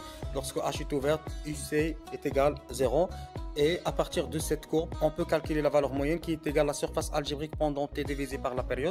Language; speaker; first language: French; non-native, local second language; Arabic